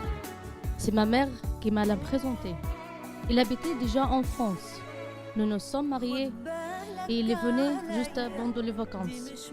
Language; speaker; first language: French; non-native, learner; Arabic